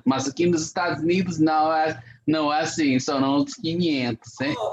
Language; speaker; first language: Portuguese; non-native, fluent; English